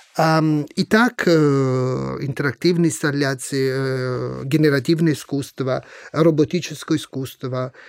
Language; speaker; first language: Russian; non-native, fluent; Italian